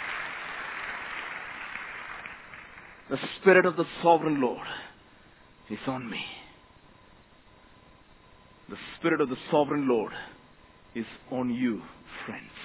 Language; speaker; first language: English; non-native, local second language; Malayalam